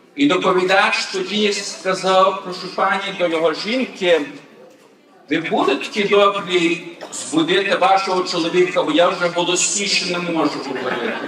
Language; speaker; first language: Ukrainian; early bilingual, heritage; Ukrainian